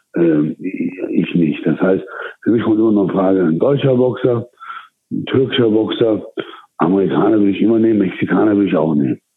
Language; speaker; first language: German; early bilingual, other home language; Turkish